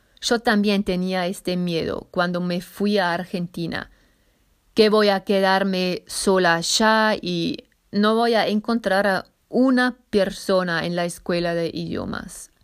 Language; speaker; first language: Spanish; non-native, fluent; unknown